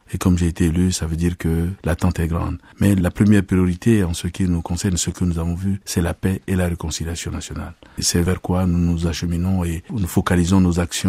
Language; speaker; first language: French; non-native, local second language; Sango